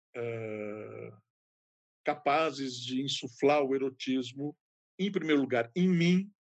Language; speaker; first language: Portuguese; native; Portuguese